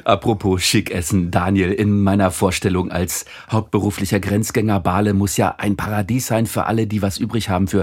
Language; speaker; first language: German; native; German